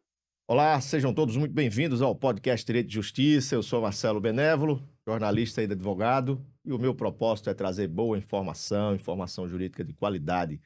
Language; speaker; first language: Portuguese; native; Portuguese